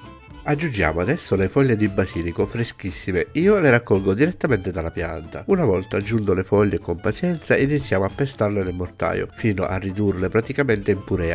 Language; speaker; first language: Italian; native; Italian